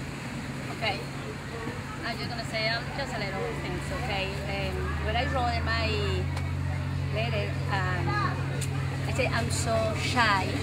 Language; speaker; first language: English; non-native, learner; Spanish